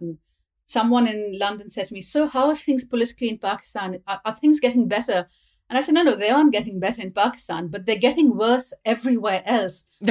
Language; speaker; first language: English; non-native, local second language; Urdu